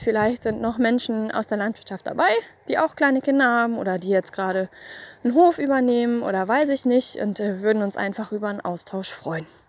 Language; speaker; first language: German; native; German